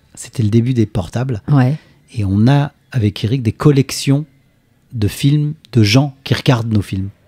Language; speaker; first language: French; native; French